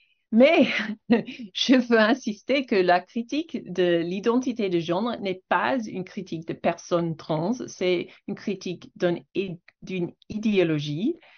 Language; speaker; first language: French; non-native, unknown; English